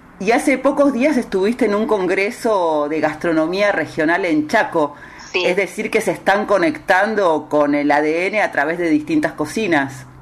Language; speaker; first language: Spanish; native; Spanish